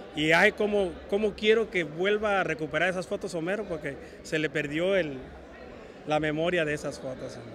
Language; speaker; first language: Spanish; native; Spanish